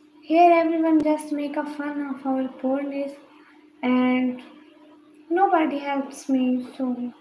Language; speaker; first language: English; non-native, learner; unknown